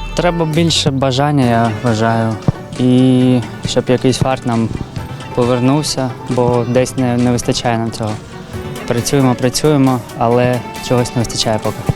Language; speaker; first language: Ukrainian; native; Ukrainian